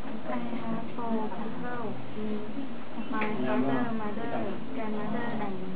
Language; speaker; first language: English; non-native, learner; Thai